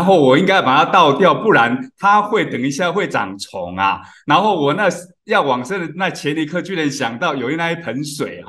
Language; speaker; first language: Chinese; native; Chinese